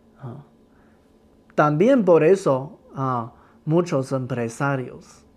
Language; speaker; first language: Spanish; non-native, learner; Chinese